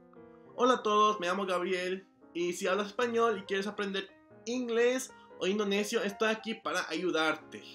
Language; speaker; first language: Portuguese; non-native, learner; English